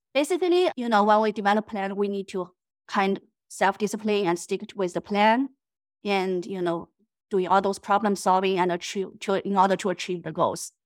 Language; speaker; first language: English; non-native, fluent; Chinese